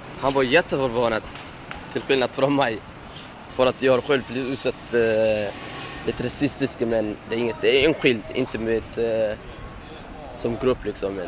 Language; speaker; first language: Swedish; early bilingual, other home language; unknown